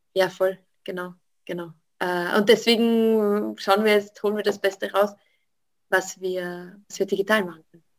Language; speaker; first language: German; native; German